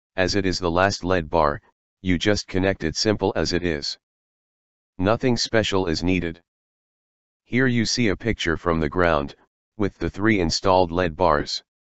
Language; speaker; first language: English; non-native, fluent; German